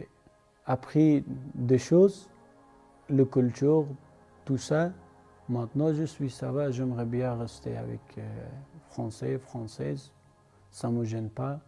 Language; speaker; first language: French; non-native, learner; Persian